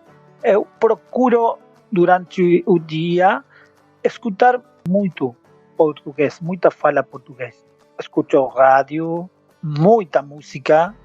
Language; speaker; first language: Portuguese; non-native, learner; Spanish